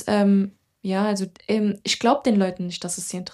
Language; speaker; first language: German; early bilingual, other home language; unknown